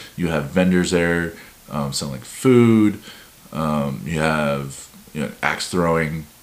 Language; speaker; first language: English; native; English